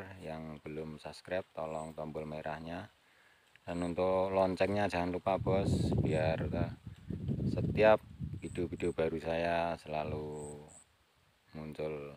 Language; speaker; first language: Indonesian; non-native, local second language; Javanese